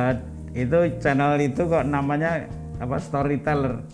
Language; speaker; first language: Indonesian; native; Indonesian